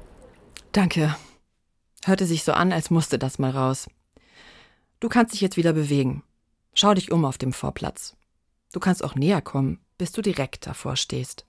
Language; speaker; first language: German; native; German